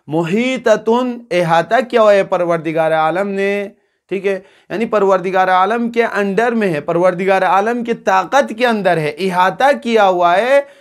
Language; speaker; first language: Urdu; non-native, local second language; Balti